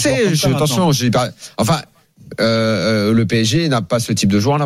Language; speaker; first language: French; native; French